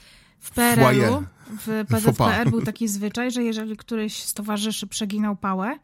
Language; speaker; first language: Polish; native; Polish